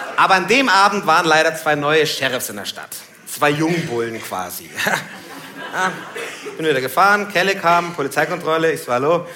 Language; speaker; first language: German; early bilingual, other home language; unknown